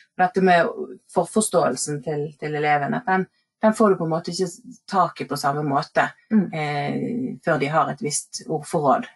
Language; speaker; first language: Norwegian; native; Norwegian